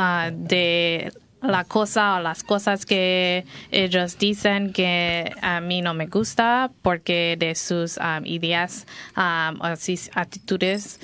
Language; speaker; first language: Spanish; non-native, learner; English